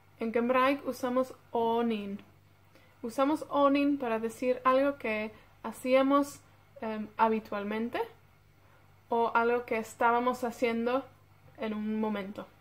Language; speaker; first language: Spanish; non-native, fluent; Welsh